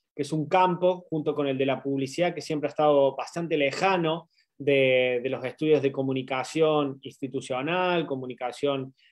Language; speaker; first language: Spanish; native; Spanish